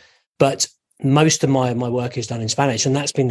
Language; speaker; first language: English; native; English